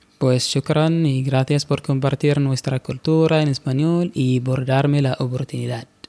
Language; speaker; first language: Spanish; non-native, fluent; Arabic